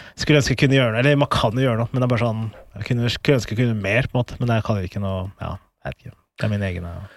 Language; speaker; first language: Norwegian; early bilingual, other home language; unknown